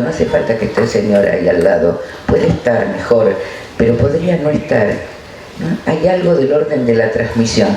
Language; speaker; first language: Spanish; native; Spanish